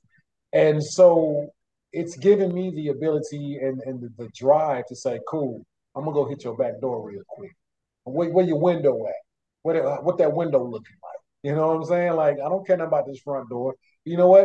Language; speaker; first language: English; native; English